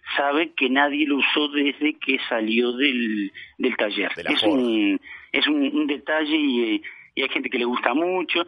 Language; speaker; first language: Spanish; native; Spanish